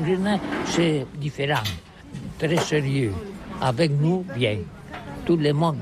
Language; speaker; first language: French; non-native, learner; Catalan